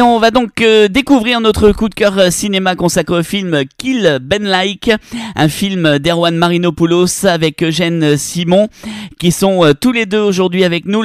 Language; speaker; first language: French; native; French